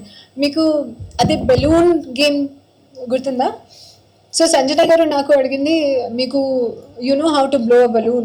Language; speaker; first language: Telugu; non-native, learner; Hindi